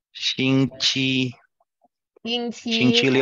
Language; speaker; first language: Chinese; non-native, learner; Spanish